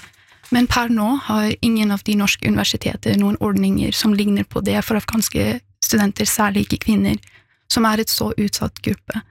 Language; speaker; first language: Norwegian; early bilingual, other home language; Persian